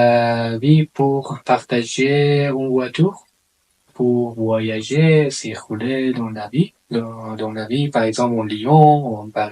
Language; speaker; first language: French; non-native, learner; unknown